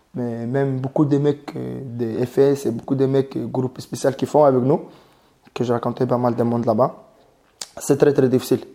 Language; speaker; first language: French; non-native, fluent; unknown